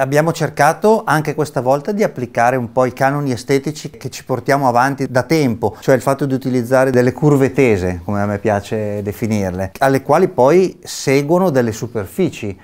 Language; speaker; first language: Italian; native; Italian